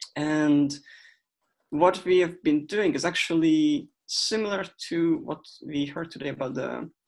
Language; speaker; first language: English; non-native, fluent; Hungarian